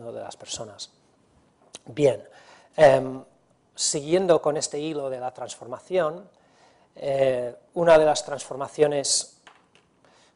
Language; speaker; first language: Spanish; non-native, fluent; English